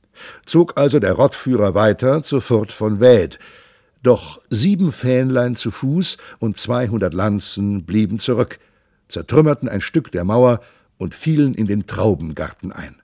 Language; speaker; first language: German; native; German